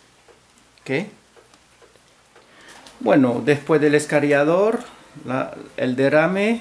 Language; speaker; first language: Spanish; non-native, fluent; French